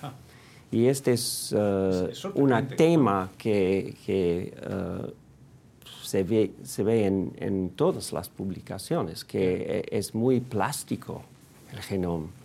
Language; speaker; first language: Spanish; non-native, fluent; English